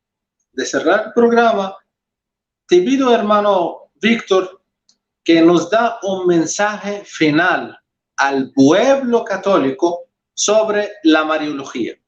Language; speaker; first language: Spanish; non-native, fluent; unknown